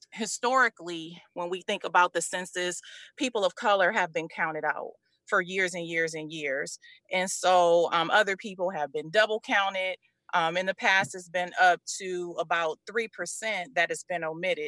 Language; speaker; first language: English; native; English